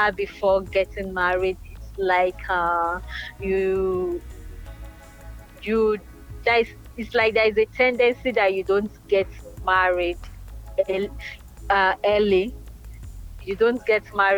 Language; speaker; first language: English; non-native, local second language; Yoruba